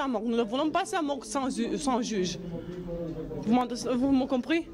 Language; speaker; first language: French; non-native, learner; Romanian